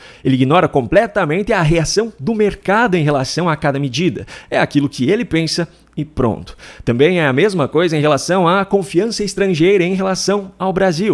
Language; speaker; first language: Portuguese; native; Portuguese